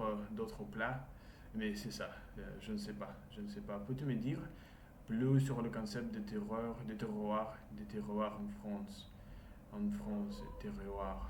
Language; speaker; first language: French; non-native, learner; Russian